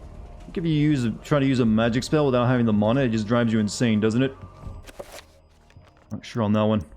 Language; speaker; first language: English; native; English